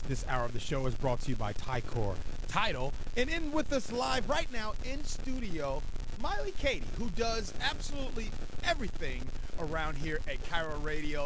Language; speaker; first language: English; native; English